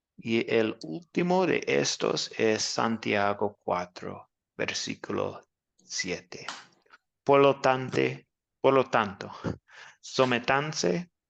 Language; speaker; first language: Spanish; non-native, fluent; English